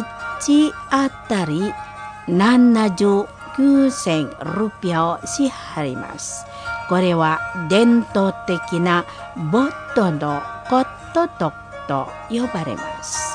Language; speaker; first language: Japanese; non-native, fluent; Indonesian